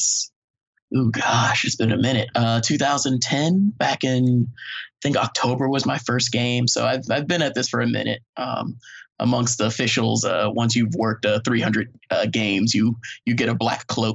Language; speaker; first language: English; native; English